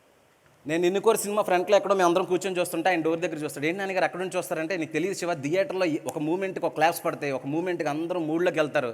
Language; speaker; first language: Telugu; native; Telugu